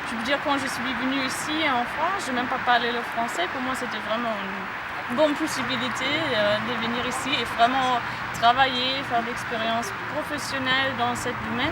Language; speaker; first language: French; non-native, fluent; German